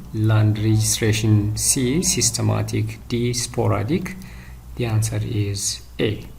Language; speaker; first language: English; non-native, local second language; Amharic